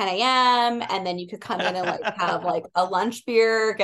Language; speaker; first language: English; native; English